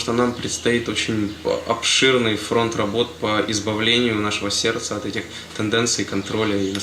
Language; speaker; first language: Russian; native; Russian